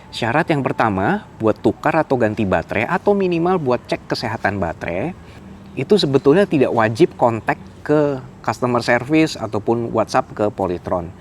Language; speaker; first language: Indonesian; native; Indonesian